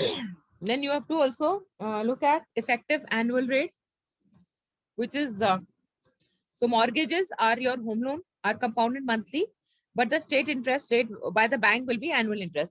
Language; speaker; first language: English; non-native, local second language; Hindi